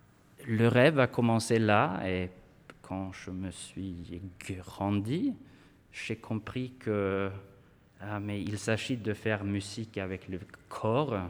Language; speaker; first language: French; non-native, fluent; Swedish